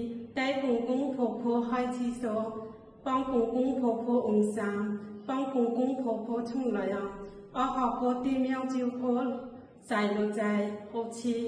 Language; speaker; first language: Cantonese; non-native, learner; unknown